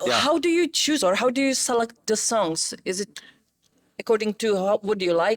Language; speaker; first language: English; non-native, fluent; Czech